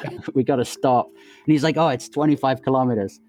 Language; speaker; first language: English; native; English